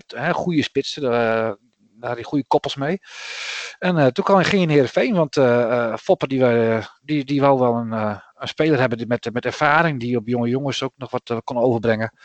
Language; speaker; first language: Dutch; native; Dutch